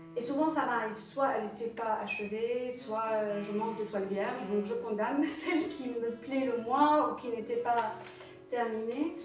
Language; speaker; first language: French; non-native, local second language; Arabic